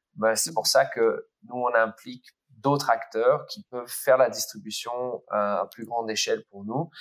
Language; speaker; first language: French; early bilingual, other home language; English